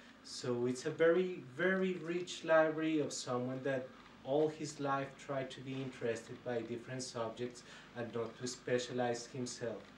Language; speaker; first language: English; non-native, fluent; Spanish